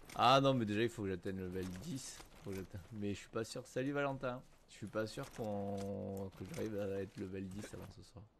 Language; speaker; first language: French; native; French